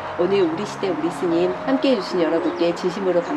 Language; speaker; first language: Korean; native; Korean